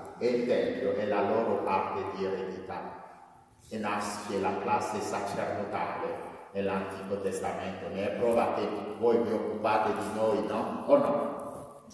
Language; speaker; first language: Italian; non-native, fluent; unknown